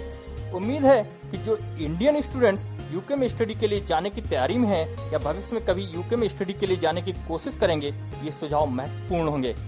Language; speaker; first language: Hindi; native; Hindi